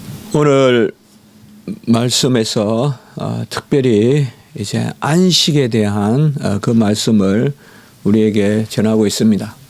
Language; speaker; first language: Korean; native; Korean